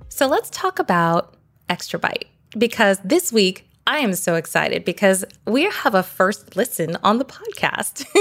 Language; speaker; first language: English; early bilingual, other home language; Norwegian